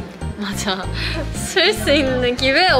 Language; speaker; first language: Korean; non-native, fluent; Japanese